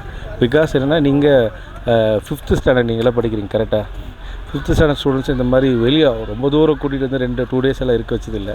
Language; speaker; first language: Tamil; native; Tamil